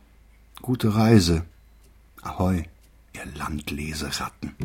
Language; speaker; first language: German; native; German